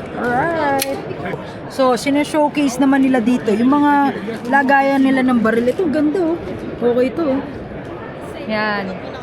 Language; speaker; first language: Filipino; native; Filipino